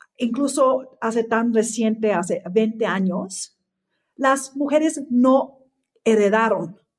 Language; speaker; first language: Spanish; non-native, fluent; English